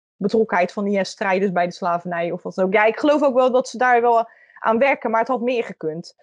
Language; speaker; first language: Dutch; native; Dutch